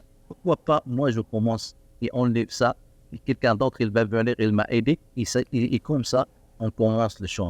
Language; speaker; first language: French; non-native, learner; Arabic